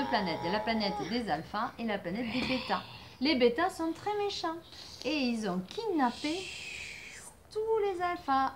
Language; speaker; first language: French; native; French